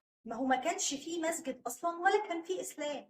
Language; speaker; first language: Arabic; native; Arabic